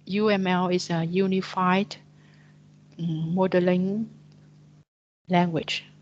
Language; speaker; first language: English; non-native, learner; Vietnamese